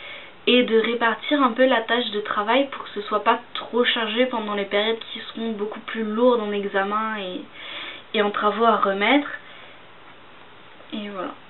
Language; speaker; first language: French; native; French